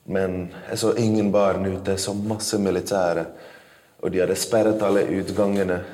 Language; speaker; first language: Norwegian; early bilingual, other home language; Bosnian